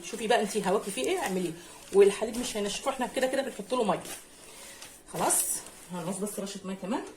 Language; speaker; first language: Arabic; native; Arabic